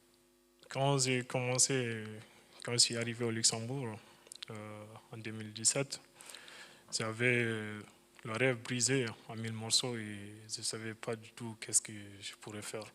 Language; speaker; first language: French; non-native, fluent; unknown